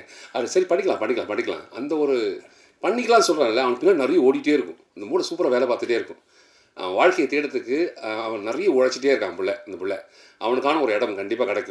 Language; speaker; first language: Tamil; native; Tamil